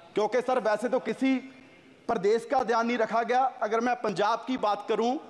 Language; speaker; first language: Hindi; native; Hindi